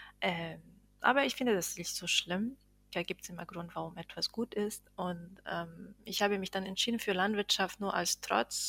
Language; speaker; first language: German; non-native, fluent; Bosnian